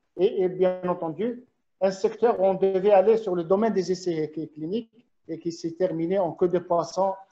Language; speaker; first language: French; non-native, local second language; Arabic